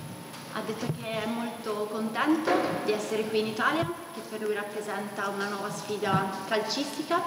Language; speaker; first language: Italian; native; Italian